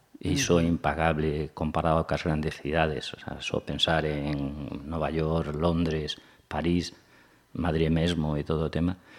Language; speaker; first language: Galician; native; Galician